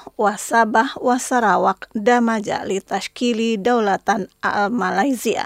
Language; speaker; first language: Arabic; non-native, fluent; Indonesian